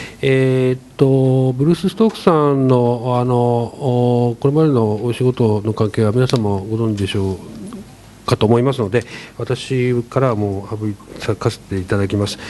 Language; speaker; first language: Japanese; native; Japanese